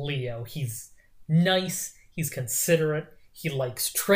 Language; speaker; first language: English; native; English